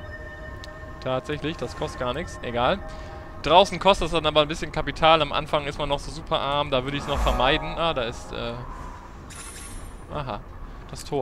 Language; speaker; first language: German; native; German